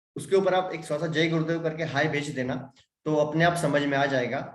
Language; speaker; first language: Hindi; non-native, local second language; Marathi